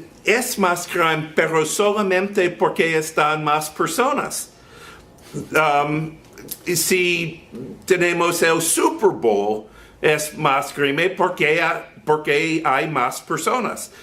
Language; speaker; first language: Spanish; non-native, learner; English